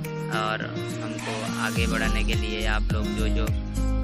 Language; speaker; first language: Hindi; non-native, local second language; Bangla